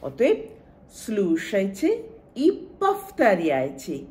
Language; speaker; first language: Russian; non-native, fluent; Bangla